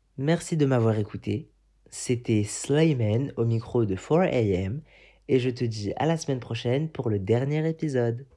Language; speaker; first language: French; non-native, local second language; Arabic